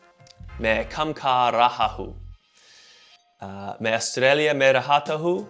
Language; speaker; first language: Hindi; non-native, learner; English